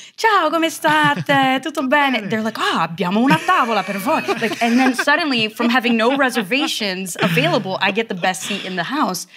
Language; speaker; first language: English; early bilingual, other home language; Portuguese